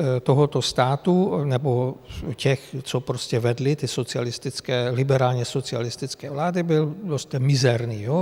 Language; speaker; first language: Czech; non-native, fluent; Hungarian